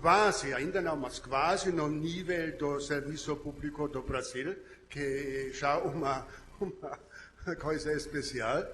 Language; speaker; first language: Portuguese; non-native, learner; German